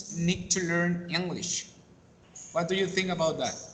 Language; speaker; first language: English; non-native, learner; Spanish